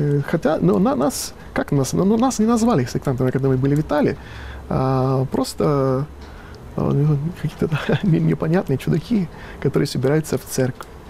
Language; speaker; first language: Russian; non-native, fluent; Italian